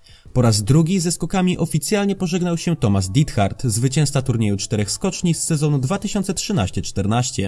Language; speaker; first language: Polish; native; Polish